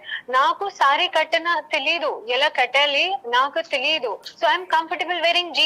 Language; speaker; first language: Telugu; non-native, learner; Hindi